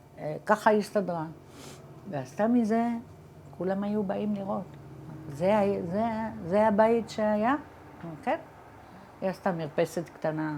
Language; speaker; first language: Hebrew; early bilingual, other home language; Arabic